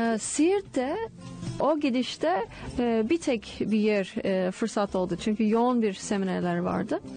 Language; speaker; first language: Turkish; non-native, fluent; English